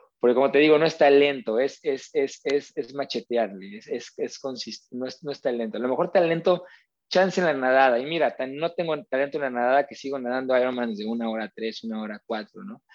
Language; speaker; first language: Spanish; native; Spanish